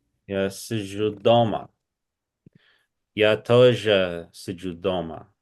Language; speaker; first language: Russian; non-native, learner; English